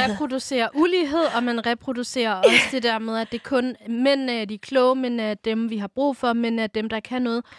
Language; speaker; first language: Danish; early bilingual, other home language; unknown